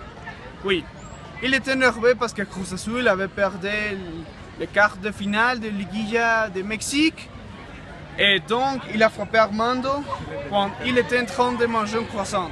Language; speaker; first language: French; non-native, learner; Spanish